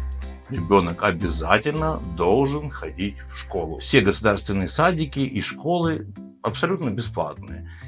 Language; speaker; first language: Russian; native; Russian